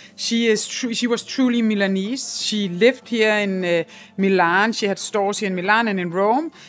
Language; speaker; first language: English; non-native, fluent; Danish